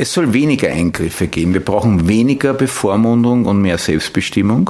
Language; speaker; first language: German; native; German